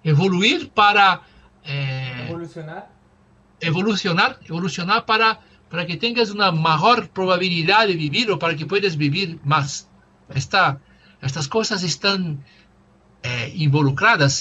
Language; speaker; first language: Spanish; non-native, fluent; Portuguese